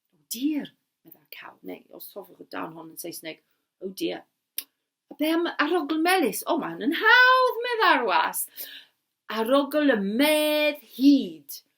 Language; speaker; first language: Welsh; non-native, local second language; English